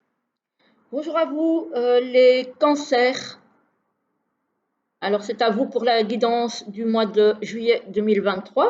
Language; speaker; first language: French; native; French